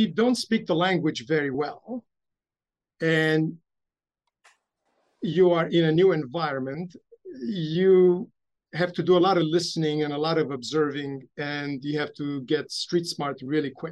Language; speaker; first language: English; early bilingual, other home language; Romanian